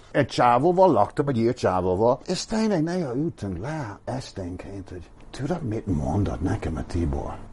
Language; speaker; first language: Hungarian; non-native, fluent; English